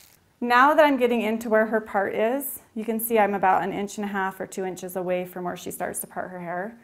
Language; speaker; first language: English; native; English